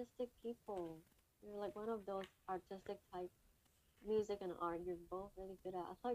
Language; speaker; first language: English; non-native, local second language; Cantonese